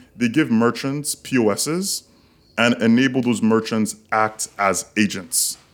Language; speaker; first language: English; non-native, local second language; Yoruba